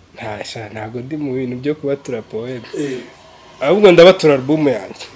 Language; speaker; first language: Kinyarwanda; native; Kinyarwanda